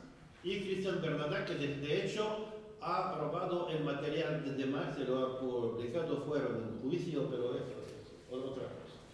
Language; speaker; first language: Spanish; non-native, fluent; French